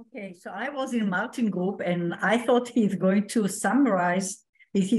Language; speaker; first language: English; non-native, fluent; Hebrew